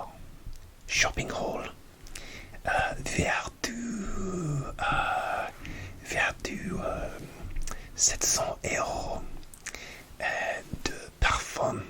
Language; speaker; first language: French; non-native, learner; English